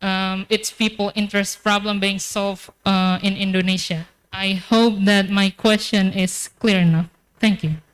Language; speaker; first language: English; non-native, fluent; Indonesian